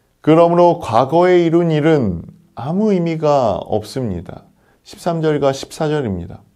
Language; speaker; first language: Korean; native; Korean